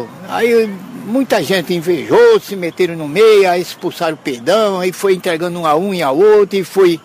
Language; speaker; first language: Portuguese; native; Portuguese